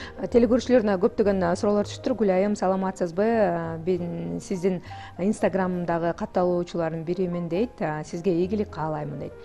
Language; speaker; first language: Kyrgyz; native; Kyrgyz